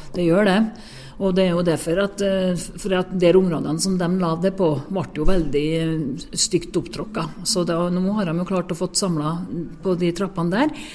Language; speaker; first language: Norwegian; native; Norwegian